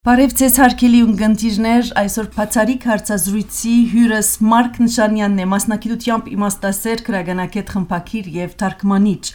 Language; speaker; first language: Armenian; early bilingual, heritage; Armenian